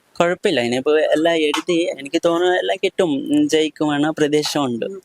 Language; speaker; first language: Malayalam; non-native, local second language; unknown